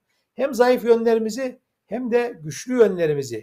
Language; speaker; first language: Turkish; native; Turkish